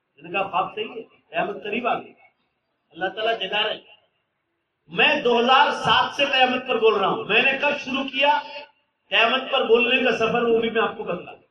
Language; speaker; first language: Urdu; native; Urdu